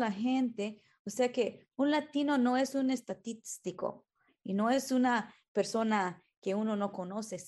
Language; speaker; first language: Spanish; early bilingual, heritage; Spanish